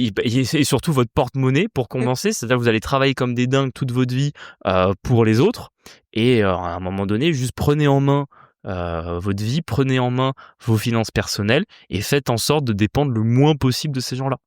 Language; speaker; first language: French; native; French